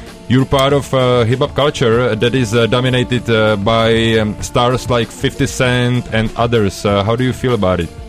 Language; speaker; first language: English; non-native, fluent; Czech